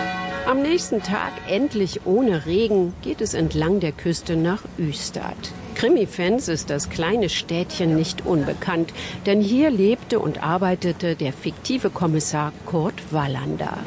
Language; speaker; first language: German; native; German